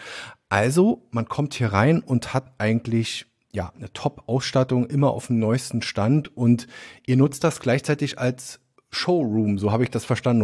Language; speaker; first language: German; native; German